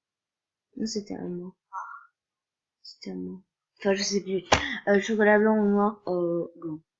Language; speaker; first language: French; native; French